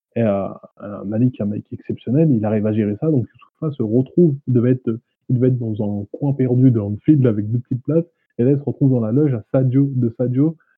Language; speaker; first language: French; native; French